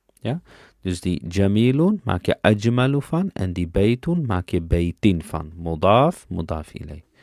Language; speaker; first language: Dutch; early bilingual, other home language; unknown